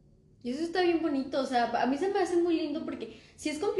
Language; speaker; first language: Spanish; native; Spanish